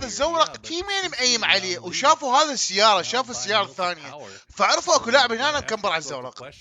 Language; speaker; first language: Arabic; native; Arabic